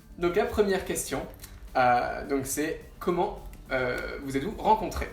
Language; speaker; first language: French; native; French